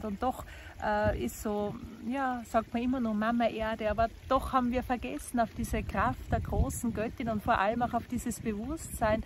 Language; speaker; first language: German; native; German